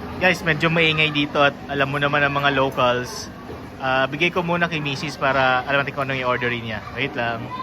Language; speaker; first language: Filipino; native; Filipino